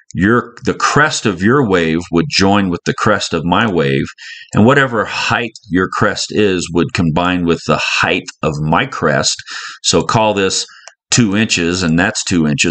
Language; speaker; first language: English; native; English